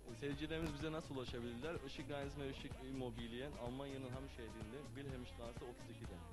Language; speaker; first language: Turkish; early bilingual, heritage; Turkish